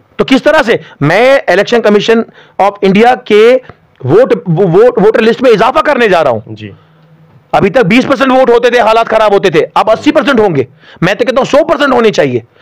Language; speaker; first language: Urdu; non-native, local second language; Kashmiri